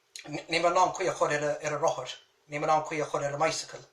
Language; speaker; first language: Irish; native; Irish